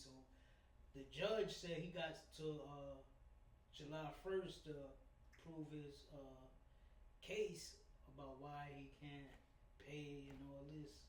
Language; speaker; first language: English; native; English